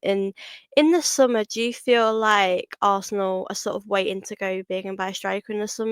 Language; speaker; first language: English; native; English